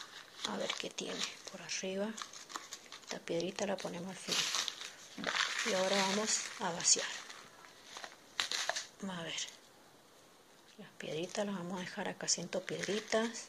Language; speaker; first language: Spanish; native; Spanish